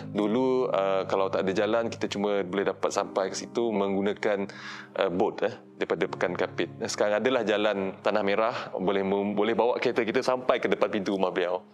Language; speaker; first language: Malay; non-native, local second language; Iban